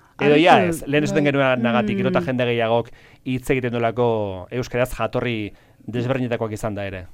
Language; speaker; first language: Basque; native; Basque